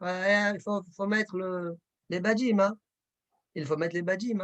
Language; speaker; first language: French; native; French